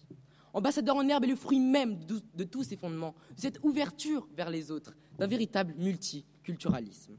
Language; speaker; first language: French; non-native, fluent; Romanian